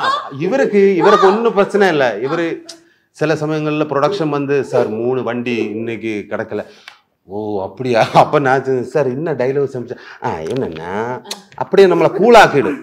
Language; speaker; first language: Tamil; non-native, learner; Malayalam